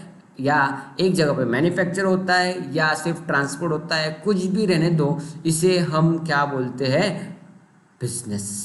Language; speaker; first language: Hindi; non-native, local second language; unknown